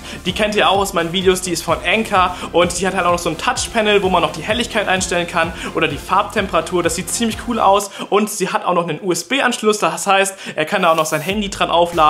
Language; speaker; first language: German; native; German